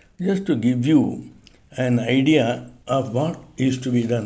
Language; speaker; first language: English; non-native, local second language; Tamil